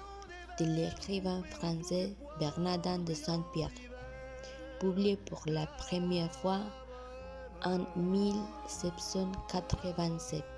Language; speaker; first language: French; non-native, learner; Spanish